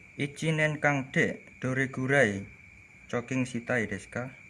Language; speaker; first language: Japanese; non-native, learner; Indonesian